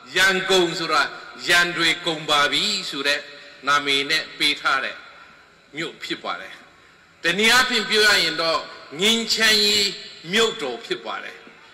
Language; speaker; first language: Burmese; non-native, local second language; Hakha Chin